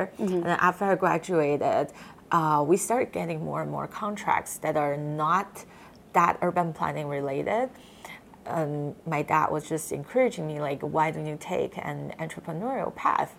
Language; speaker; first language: English; non-native, fluent; Chinese